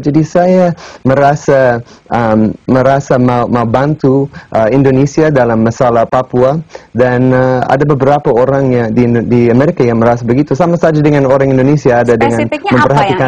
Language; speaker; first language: Indonesian; non-native, fluent; English